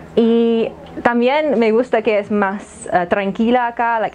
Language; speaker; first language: Spanish; non-native, fluent; English